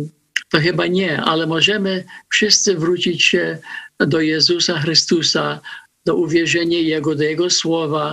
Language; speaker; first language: Polish; early bilingual, heritage; Polish